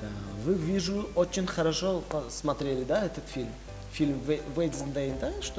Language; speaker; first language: Russian; non-native, fluent; Tajik